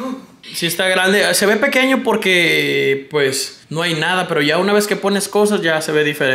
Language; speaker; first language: Spanish; native; Spanish